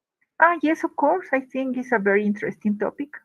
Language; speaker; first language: English; non-native, learner; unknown